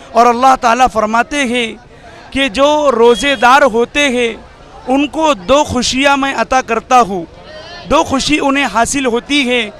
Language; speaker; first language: Urdu; native; Urdu